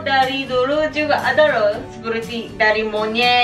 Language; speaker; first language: Indonesian; non-native, learner; Japanese